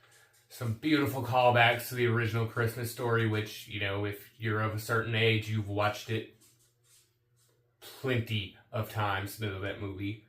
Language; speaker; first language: English; native; English